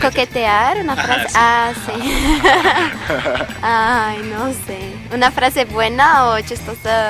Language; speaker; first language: Spanish; non-native, learner; Portuguese